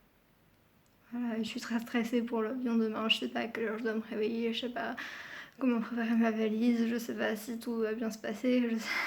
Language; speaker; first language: French; native; French